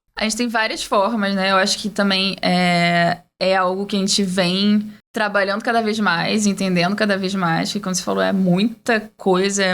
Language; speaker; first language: Portuguese; early bilingual, heritage; Portuguese